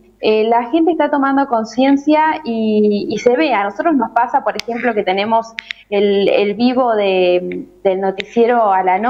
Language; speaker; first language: Spanish; native; Spanish